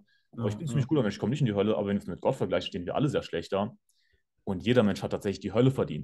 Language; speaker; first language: German; native; German